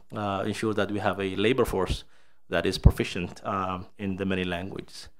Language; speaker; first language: English; non-native, fluent; Somali